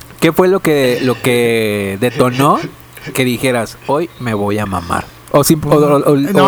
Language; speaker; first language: Spanish; native; Spanish